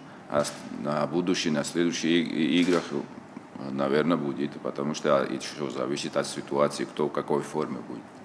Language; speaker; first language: Russian; non-native, local second language; Tajik